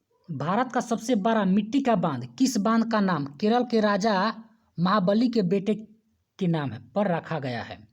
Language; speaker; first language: Hindi; native; Hindi